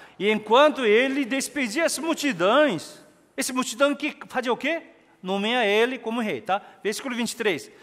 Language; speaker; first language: Portuguese; non-native, fluent; Korean